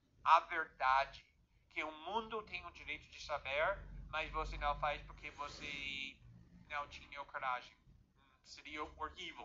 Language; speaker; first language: Portuguese; non-native, fluent; English